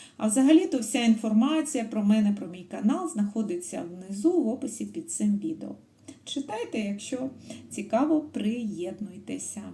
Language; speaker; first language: Ukrainian; native; Ukrainian